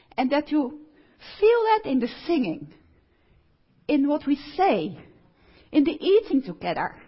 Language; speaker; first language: English; non-native, fluent; Dutch